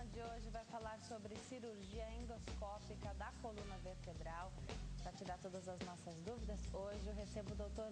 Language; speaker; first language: Portuguese; native; Portuguese